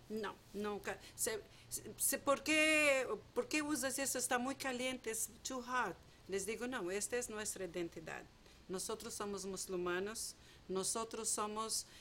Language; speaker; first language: Spanish; non-native, fluent; Portuguese